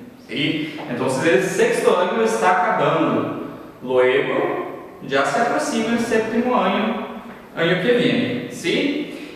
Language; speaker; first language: Spanish; non-native, fluent; Portuguese